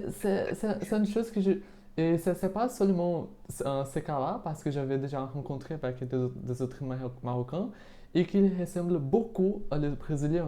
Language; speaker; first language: French; non-native, fluent; Portuguese